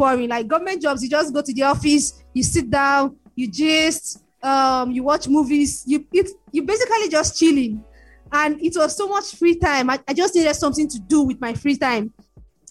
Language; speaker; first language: English; non-native, local second language; Igbo